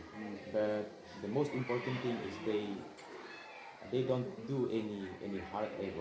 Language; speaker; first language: English; non-native, learner; Indonesian